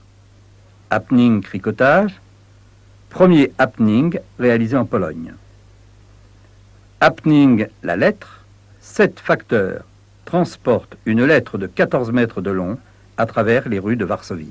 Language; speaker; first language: French; native; French